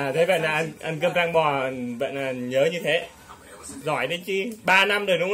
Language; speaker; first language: Vietnamese; native; Vietnamese